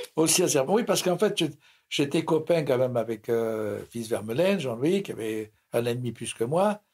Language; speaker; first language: French; native; French